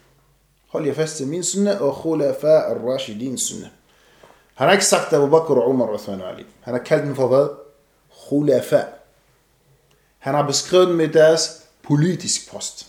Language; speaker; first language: Danish; non-native, fluent; Arabic